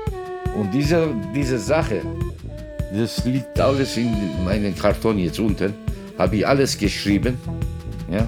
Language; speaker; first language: German; non-native, learner; Turkish